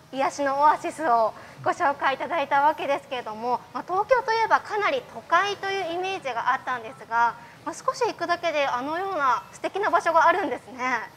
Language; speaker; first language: Japanese; native; Japanese